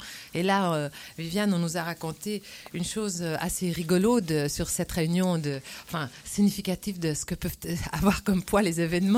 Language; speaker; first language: French; native; French